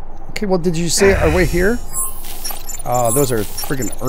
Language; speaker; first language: English; native; English